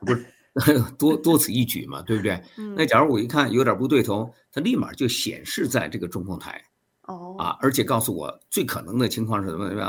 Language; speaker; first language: Chinese; native; Chinese